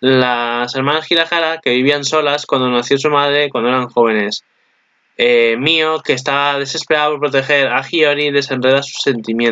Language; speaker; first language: Spanish; native; Spanish